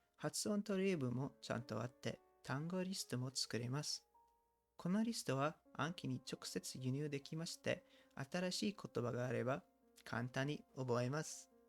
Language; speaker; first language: Japanese; non-native, learner; English